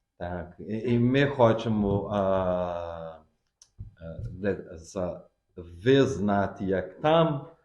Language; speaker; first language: Ukrainian; early bilingual, heritage; Portuguese